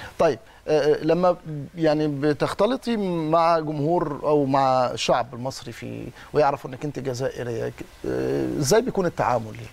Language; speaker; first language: Arabic; native; Arabic